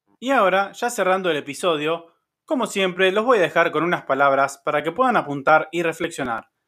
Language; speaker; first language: Spanish; native; Spanish